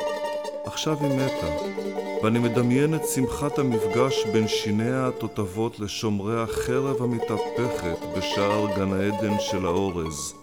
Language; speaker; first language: Hebrew; native; Hebrew